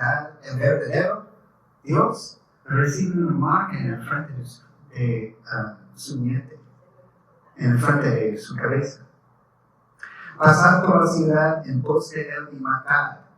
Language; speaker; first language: Spanish; non-native, learner; English